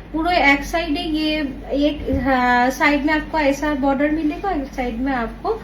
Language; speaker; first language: Hindi; non-native, local second language; Bangla